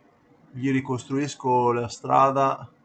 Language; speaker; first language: Italian; native; Italian